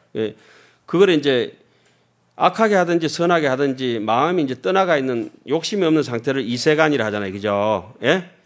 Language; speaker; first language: Korean; native; Korean